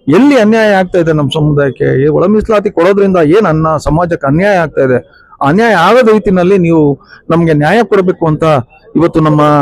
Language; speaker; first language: Kannada; non-native, local second language; Lambadi